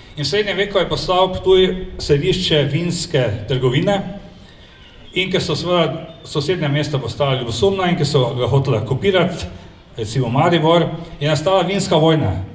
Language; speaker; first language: Slovenian; native; Slovenian